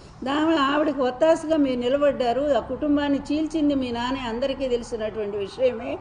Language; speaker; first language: Telugu; native; Telugu